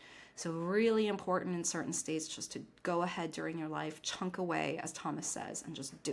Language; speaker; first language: English; native; English